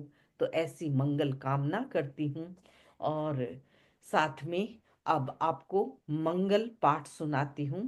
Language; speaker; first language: Hindi; native; Hindi